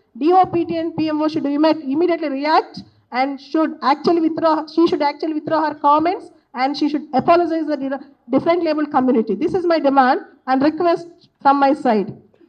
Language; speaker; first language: English; non-native, local second language; Telugu